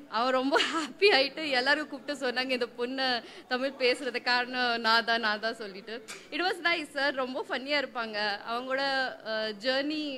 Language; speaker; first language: Tamil; non-native, learner; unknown